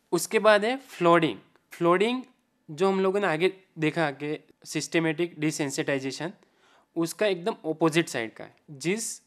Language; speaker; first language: Hindi; non-native, local second language; Gujarati